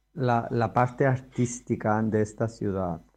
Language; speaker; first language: Spanish; non-native, fluent; Greek